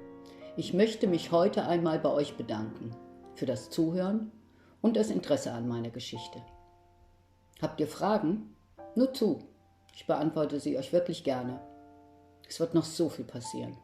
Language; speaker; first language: German; native; German